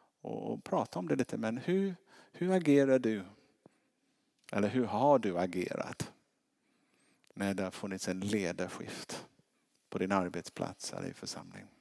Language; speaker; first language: Swedish; non-native, fluent; English